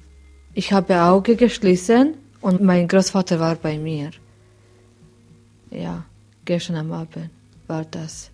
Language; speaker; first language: German; non-native, learner; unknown